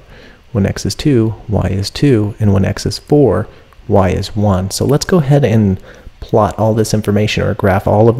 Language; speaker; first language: English; native; English